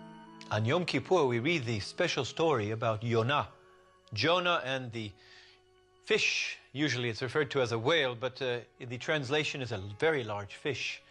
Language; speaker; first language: English; native; English